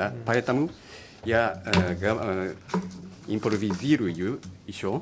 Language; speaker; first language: Russian; non-native, learner; Japanese